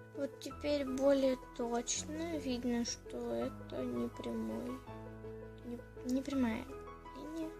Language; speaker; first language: Russian; native; Russian